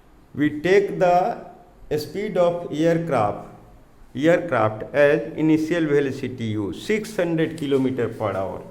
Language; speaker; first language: English; non-native, local second language; Hindi